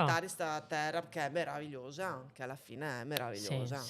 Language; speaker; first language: Italian; native; Italian